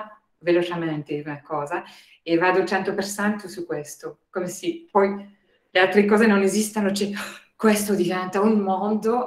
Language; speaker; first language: Italian; non-native, fluent; French